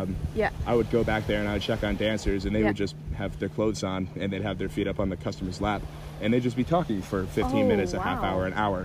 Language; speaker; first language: English; native; English